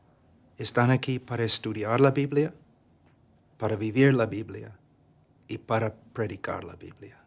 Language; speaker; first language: Spanish; non-native, fluent; English